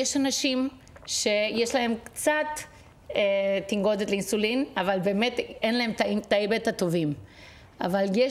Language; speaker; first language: Hebrew; non-native, fluent; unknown